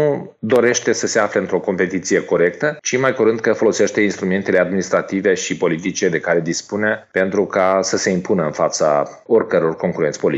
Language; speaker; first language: Romanian; native; Romanian